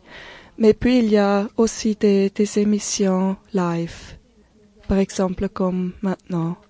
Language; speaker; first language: French; non-native, local second language; German